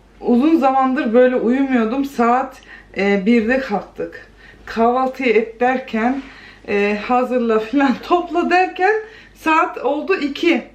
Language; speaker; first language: Turkish; early bilingual, heritage; Turkish